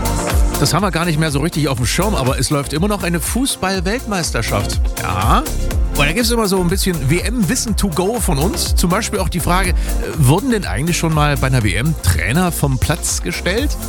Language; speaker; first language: German; native; German